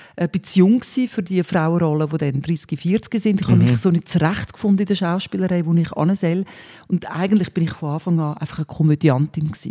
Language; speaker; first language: German; early bilingual, other home language; Swiss German